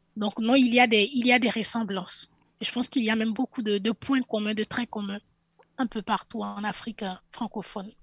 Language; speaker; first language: French; native; French